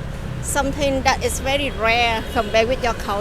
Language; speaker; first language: English; non-native, local second language; Vietnamese